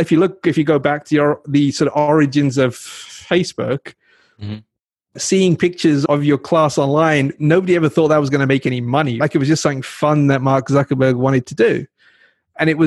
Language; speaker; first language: English; native; English